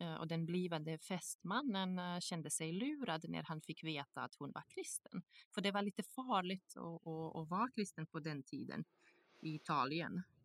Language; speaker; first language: Swedish; non-native, fluent; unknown